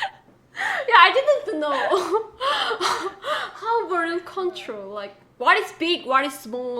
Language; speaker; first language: English; non-native, learner; Korean